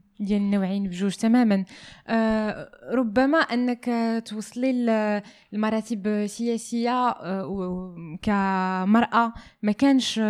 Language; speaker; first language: Arabic; native; Arabic